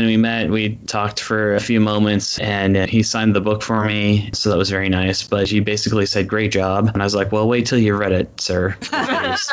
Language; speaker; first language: English; native; English